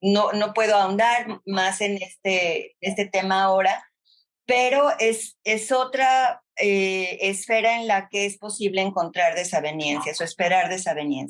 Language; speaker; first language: Spanish; native; Spanish